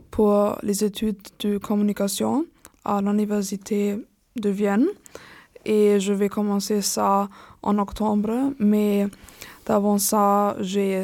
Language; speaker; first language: French; non-native, learner; German